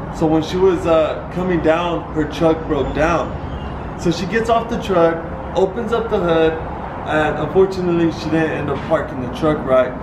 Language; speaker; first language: English; early bilingual, other home language; Spanish